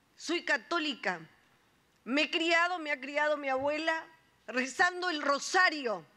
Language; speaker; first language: Spanish; native; Spanish